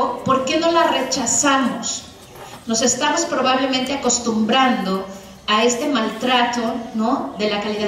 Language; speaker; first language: Spanish; native; Spanish